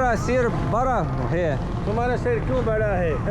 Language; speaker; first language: Hindi; non-native, learner; English